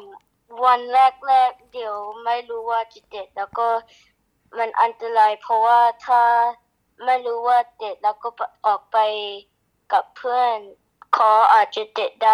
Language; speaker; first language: Thai; early bilingual, heritage; Thai